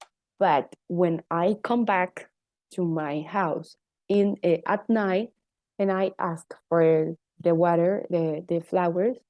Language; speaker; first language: English; non-native, fluent; Spanish